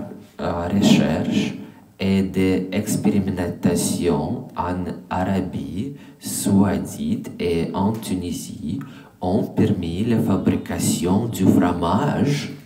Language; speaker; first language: French; non-native, learner; English